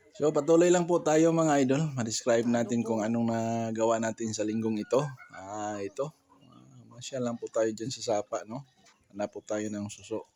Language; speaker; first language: Filipino; native; Filipino